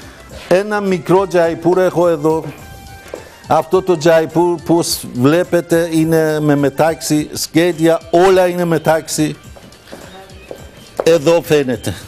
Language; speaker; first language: Greek; non-native, fluent; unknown